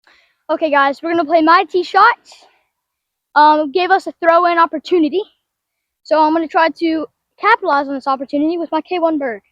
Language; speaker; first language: English; native; English